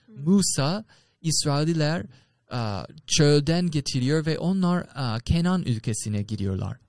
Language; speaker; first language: Turkish; non-native, fluent; English